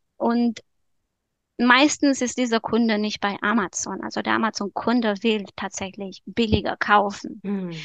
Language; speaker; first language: German; non-native, fluent; Romanian